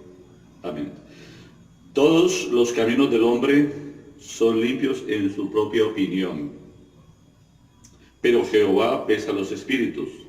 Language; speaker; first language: Spanish; native; Spanish